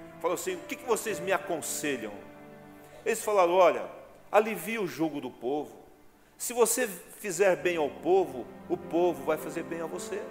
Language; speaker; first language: Portuguese; native; Portuguese